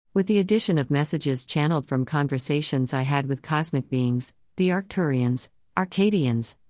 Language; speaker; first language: English; native; English